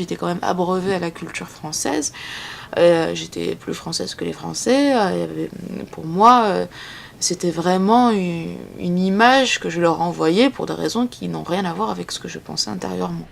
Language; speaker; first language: French; non-native, local second language; Arabic